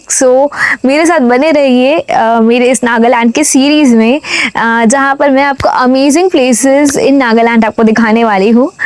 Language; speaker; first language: Hindi; native; Hindi